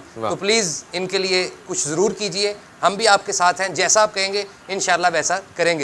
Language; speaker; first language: Urdu; non-native, local second language; Punjabi